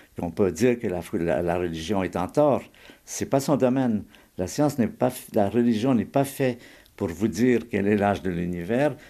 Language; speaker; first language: French; native; French